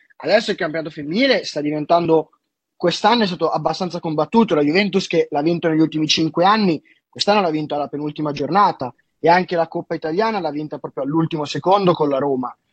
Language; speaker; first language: Italian; native; Italian